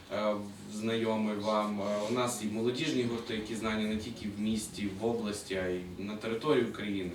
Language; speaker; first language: Ukrainian; native; Ukrainian